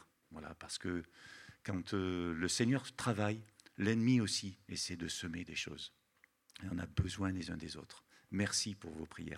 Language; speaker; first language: French; native; French